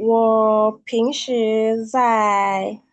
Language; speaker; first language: Chinese; non-native, learner; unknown